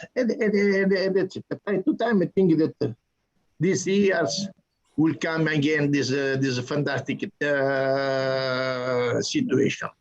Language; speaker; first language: English; non-native, learner; Italian